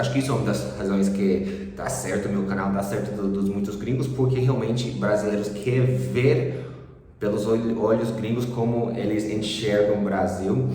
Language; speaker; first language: Portuguese; early bilingual, other home language; English